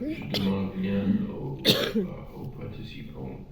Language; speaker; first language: French; non-native, fluent; English